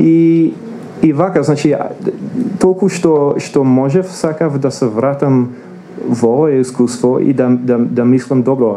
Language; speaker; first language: Macedonian; non-native, fluent; English